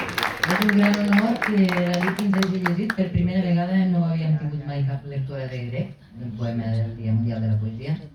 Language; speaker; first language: Catalan; native; Catalan